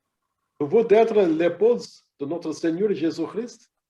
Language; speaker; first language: French; non-native, learner; English